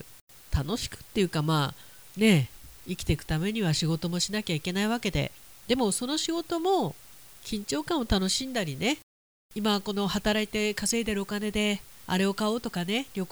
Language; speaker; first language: Japanese; native; Japanese